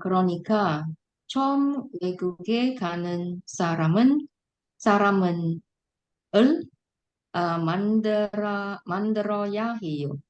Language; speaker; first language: Korean; non-native, learner; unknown